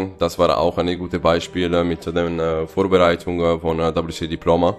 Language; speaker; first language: German; non-native, fluent; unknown